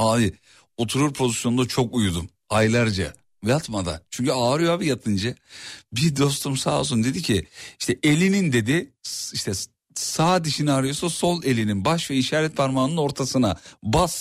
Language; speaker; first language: Turkish; native; Turkish